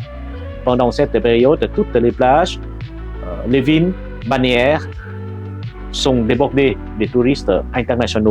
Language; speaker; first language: French; non-native, fluent; Vietnamese